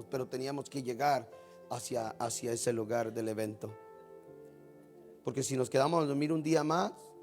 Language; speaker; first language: Spanish; native; Spanish